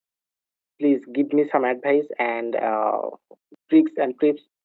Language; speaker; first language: English; non-native, learner; Bangla